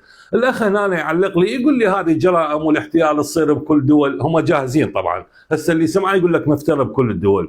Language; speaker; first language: Arabic; native; Arabic